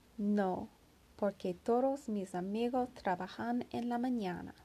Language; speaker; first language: Spanish; non-native, learner; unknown